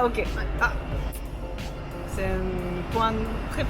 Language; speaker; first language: French; non-native, fluent; Japanese